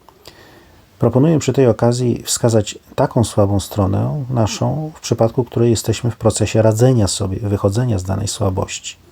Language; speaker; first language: Polish; native; Polish